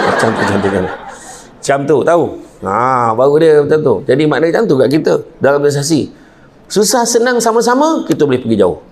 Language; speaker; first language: Malay; native; Malay